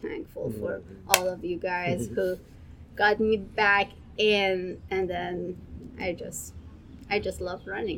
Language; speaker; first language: English; non-native, fluent; Persian